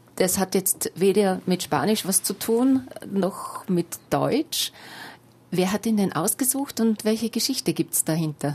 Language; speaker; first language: German; native; German